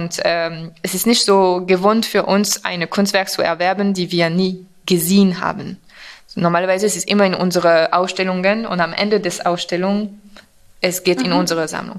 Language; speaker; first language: German; non-native, fluent; French